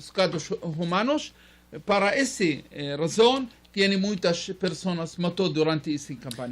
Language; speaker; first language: Spanish; non-native, learner; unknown